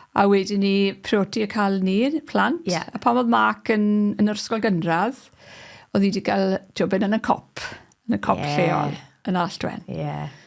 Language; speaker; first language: Welsh; native; Welsh